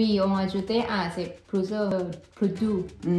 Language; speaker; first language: French; non-native, learner; Thai